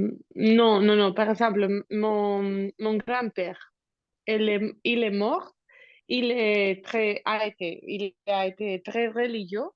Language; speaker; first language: French; non-native, learner; Spanish